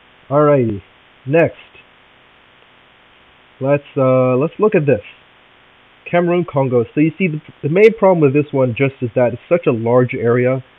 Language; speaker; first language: English; native; English